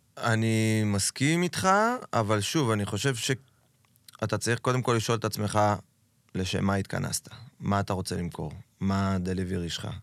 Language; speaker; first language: Hebrew; native; Hebrew